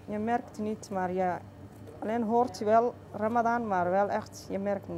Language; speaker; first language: Dutch; non-native, learner; Somali